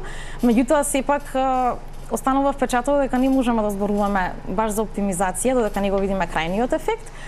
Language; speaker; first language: Macedonian; native; Macedonian